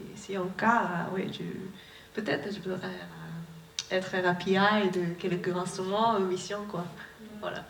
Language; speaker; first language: French; non-native, learner; Japanese